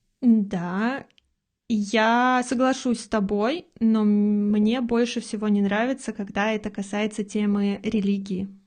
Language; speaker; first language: Russian; native; Russian